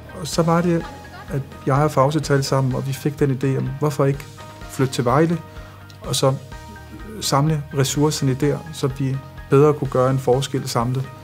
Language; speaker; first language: Danish; early bilingual, other home language; Arabic